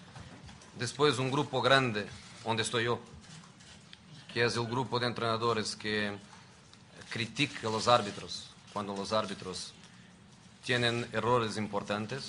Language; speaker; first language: Spanish; non-native, fluent; Portuguese